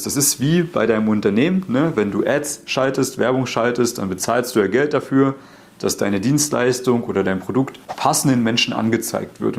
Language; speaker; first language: German; native; German